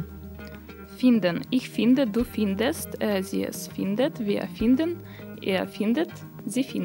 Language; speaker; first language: German; non-native, learner; Russian